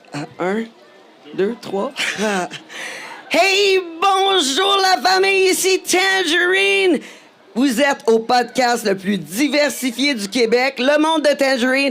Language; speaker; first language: French; native; French